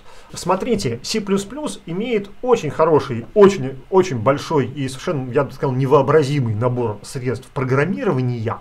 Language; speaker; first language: Russian; native; Russian